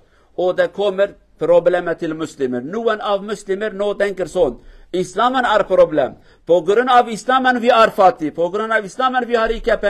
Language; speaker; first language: Norwegian; non-native, learner; Kurdish